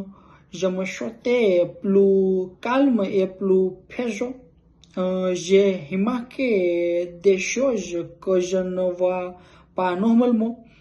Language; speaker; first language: French; non-native, learner; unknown